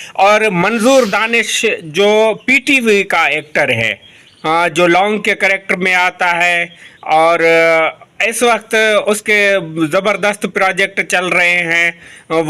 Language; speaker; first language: Urdu; non-native, local second language; Punjabi